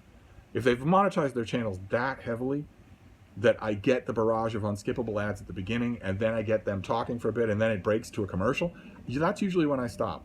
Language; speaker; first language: English; native; English